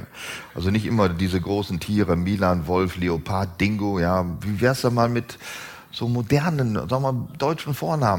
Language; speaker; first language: German; native; German